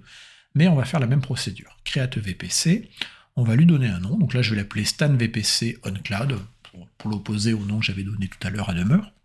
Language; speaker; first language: French; native; French